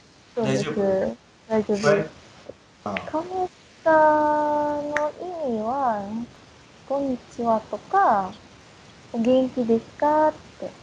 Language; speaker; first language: Japanese; non-native, fluent; Filipino